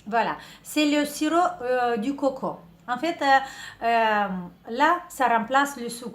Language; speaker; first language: French; non-native, fluent; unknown